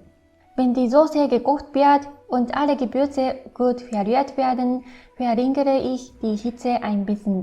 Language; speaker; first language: German; non-native, fluent; Japanese